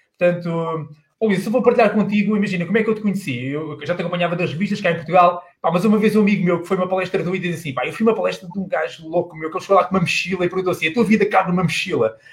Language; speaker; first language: Portuguese; native; Portuguese